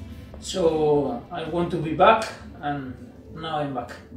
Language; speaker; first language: English; non-native, learner; Spanish